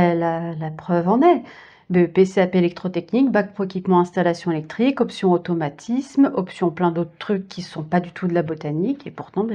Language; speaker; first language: French; native; French